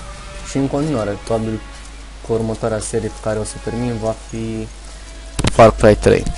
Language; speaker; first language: Romanian; native; Romanian